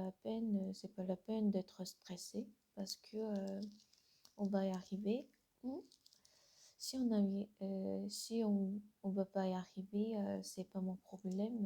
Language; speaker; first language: French; non-native, learner; Korean